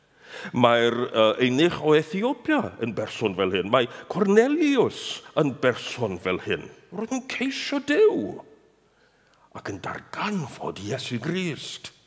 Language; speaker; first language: Welsh; non-native, fluent; English